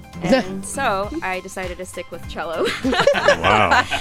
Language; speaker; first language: English; native; English